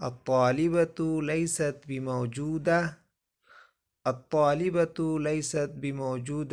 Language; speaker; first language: Arabic; non-native, fluent; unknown